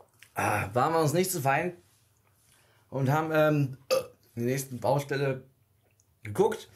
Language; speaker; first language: German; native; German